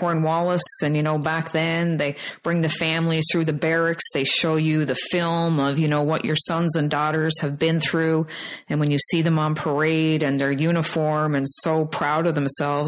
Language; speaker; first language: English; native; English